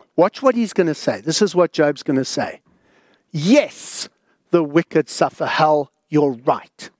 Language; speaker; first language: English; native; English